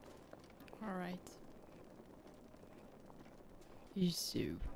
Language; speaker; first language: French; native; French